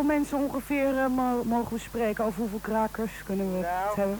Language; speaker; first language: Dutch; native; Dutch